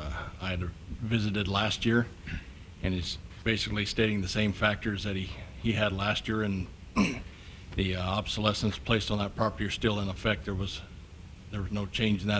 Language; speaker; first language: English; native; English